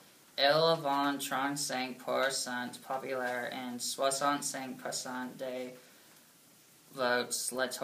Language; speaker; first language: French; non-native, learner; English